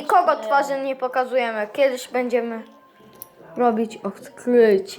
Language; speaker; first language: Polish; early bilingual, heritage; Polish